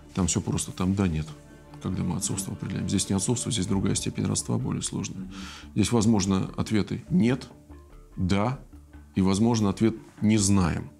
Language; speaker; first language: Russian; native; Russian